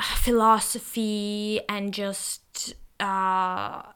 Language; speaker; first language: English; non-native, fluent; Norwegian